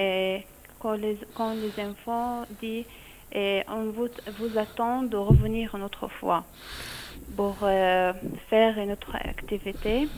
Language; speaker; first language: French; non-native, learner; Arabic